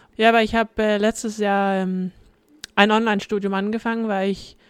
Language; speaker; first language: German; early bilingual, heritage; Danish